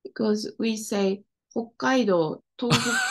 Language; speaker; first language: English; non-native, fluent; Japanese